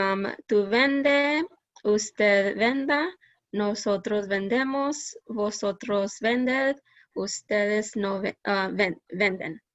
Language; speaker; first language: Spanish; non-native, learner; English